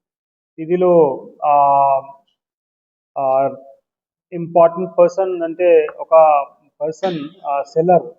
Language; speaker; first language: Telugu; non-native, local second language; Urdu